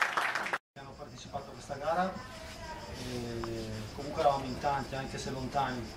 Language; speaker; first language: Italian; native; Italian